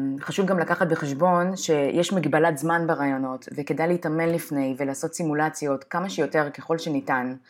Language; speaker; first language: Hebrew; native; Hebrew